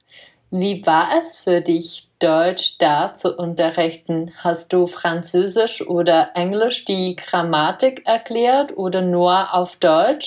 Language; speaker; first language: German; non-native, fluent; Czech